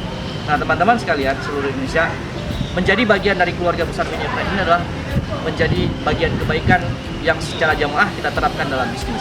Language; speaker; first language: Indonesian; native; Indonesian